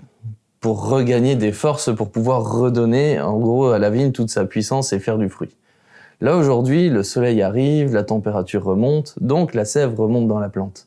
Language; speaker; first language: French; native; French